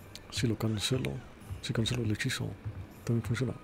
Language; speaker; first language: Spanish; native; Spanish